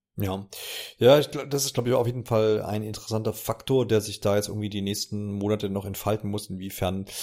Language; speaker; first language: German; native; German